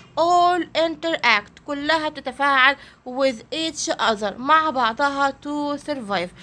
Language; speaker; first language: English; non-native, fluent; Arabic